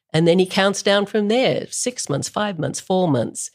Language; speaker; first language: English; native; English